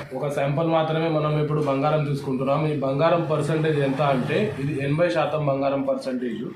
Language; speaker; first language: Telugu; non-native, fluent; Marathi